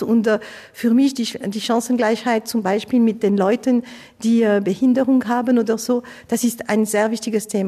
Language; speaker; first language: German; non-native, local second language; French